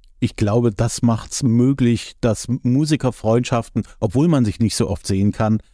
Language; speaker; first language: German; native; German